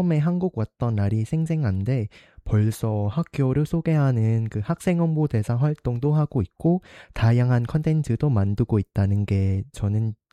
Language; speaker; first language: Korean; non-native, fluent; Vietnamese